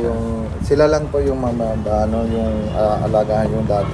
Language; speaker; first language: Filipino; non-native, learner; Hindi